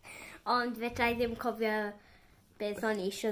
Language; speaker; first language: Welsh; non-native, learner; English